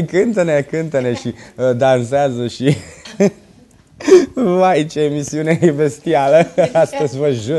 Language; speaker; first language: Romanian; native; Romanian